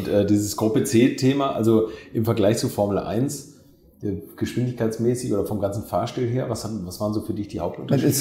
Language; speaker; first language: German; native; German